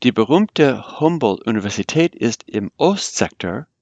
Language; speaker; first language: German; non-native, fluent; English